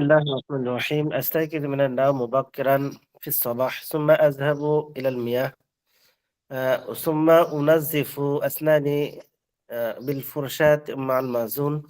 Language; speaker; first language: Arabic; non-native, learner; Bangla